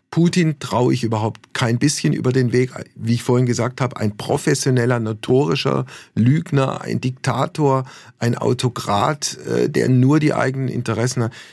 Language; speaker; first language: German; native; German